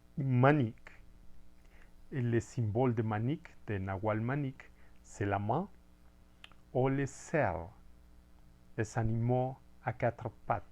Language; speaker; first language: French; non-native, fluent; Spanish